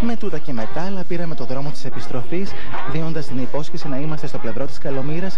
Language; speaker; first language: Greek; native; Greek